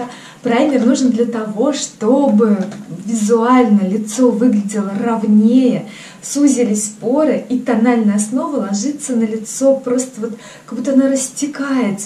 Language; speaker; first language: Russian; native; Russian